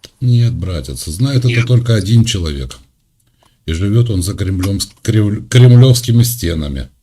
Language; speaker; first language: Russian; native; Russian